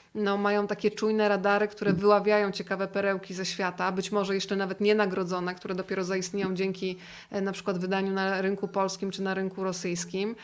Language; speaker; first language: Polish; native; Polish